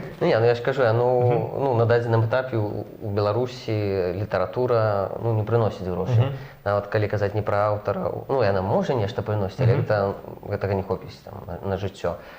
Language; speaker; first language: Belarusian; non-native, local second language; Russian